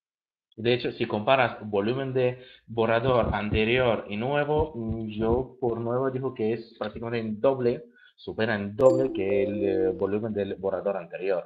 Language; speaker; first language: Spanish; native; Spanish